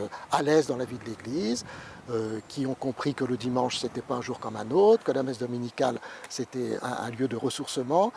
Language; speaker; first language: French; native; French